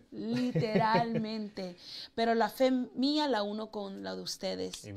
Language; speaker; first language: Spanish; early bilingual, heritage; Spanish